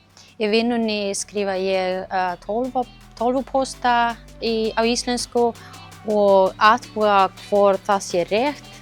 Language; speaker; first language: Icelandic; non-native, learner; Romanian